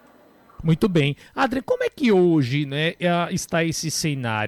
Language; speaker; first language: Portuguese; native; Portuguese